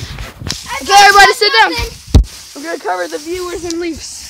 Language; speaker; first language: English; native; English